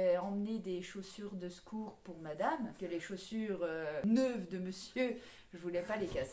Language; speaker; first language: French; native; French